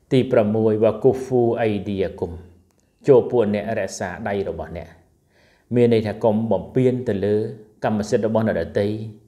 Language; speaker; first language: Khmer; non-native, local second language; Eastern Cham